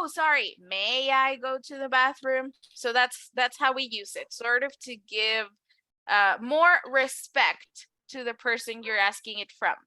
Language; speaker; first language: English; non-native, fluent; Spanish